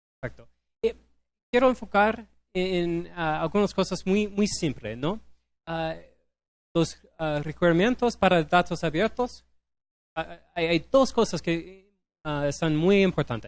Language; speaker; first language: Spanish; non-native, learner; English